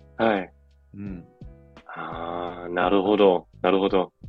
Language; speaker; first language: Japanese; non-native, fluent; Danish